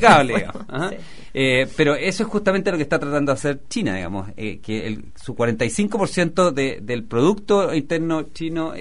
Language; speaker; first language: Spanish; native; Spanish